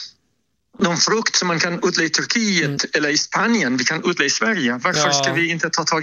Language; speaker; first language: Swedish; non-native, fluent; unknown